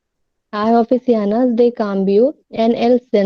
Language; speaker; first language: Spanish; non-native, learner; Hindi